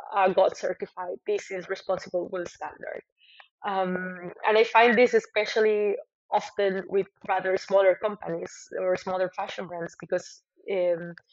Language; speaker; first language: English; non-native, fluent; Spanish